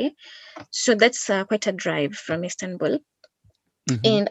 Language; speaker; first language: English; non-native, local second language; Gusii